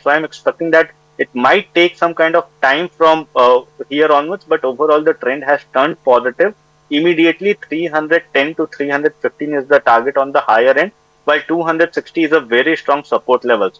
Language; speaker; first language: English; non-native, local second language; Hindi